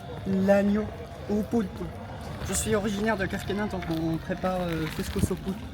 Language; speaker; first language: French; non-native, local second language; Arabic